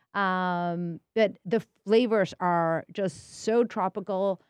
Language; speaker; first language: English; early bilingual, other home language; Spanish